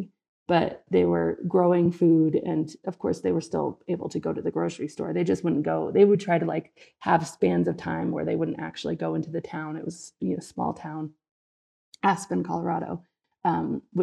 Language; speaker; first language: English; native; English